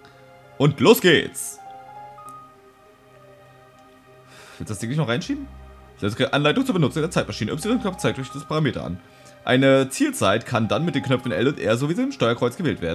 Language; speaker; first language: German; native; German